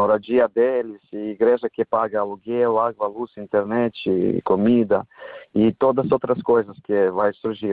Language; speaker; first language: Portuguese; non-native, fluent; Ukrainian